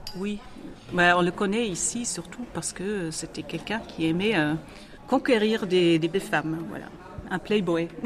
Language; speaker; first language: French; non-native, fluent; German